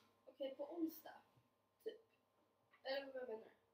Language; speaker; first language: Swedish; native; Swedish